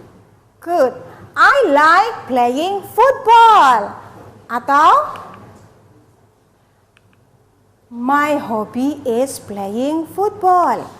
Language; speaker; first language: English; non-native, learner; Indonesian